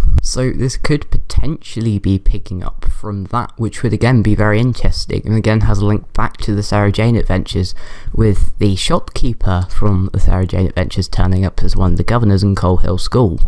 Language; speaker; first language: English; native; English